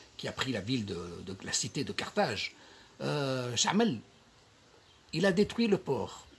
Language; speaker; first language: French; non-native, local second language; Arabic